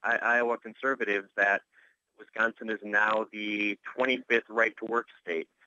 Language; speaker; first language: English; native; English